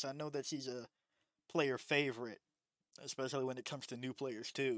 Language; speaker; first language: English; native; English